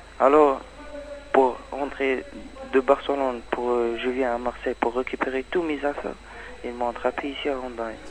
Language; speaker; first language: French; non-native, learner; Arabic